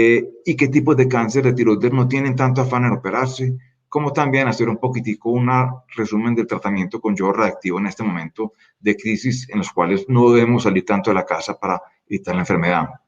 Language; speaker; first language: Spanish; native; Spanish